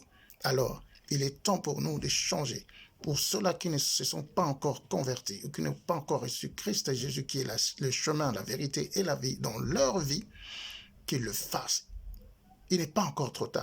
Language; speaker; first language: French; non-native, local second language; Lingala